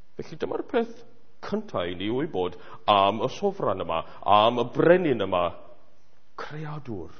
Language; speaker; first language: Welsh; non-native, fluent; English